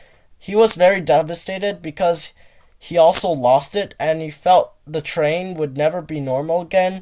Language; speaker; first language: English; native; English